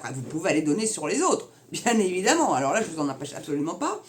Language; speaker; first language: French; native; French